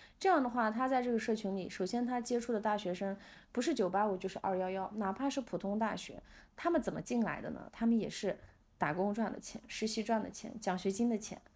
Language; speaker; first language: Chinese; non-native, local second language; Uyghur